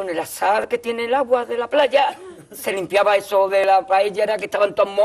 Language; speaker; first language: Spanish; native; Spanish